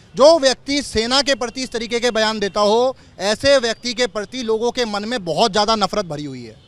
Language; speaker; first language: Hindi; native; Hindi